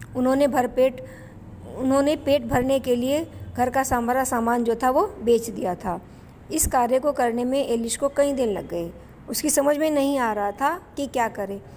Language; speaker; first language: Hindi; native; Hindi